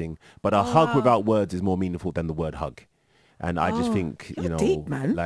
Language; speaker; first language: English; native; English